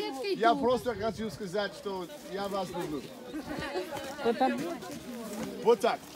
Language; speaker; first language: Russian; non-native, learner; English